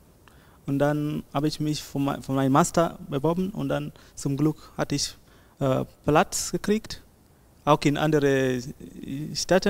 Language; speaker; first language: German; non-native, learner; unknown